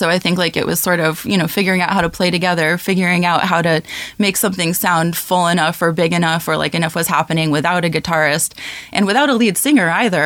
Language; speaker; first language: English; native; English